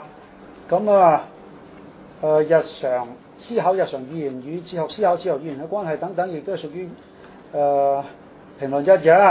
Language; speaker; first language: Chinese; non-native, local second language; Cantonese